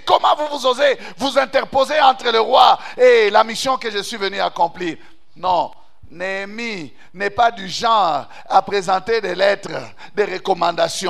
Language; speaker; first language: French; non-native, local second language; Swahili